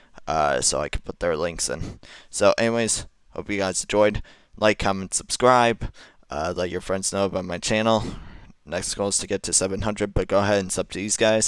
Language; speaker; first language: English; native; English